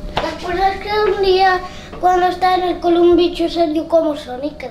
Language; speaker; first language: Spanish; early bilingual, heritage; Spanish